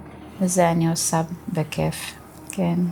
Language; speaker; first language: Hebrew; non-native, learner; German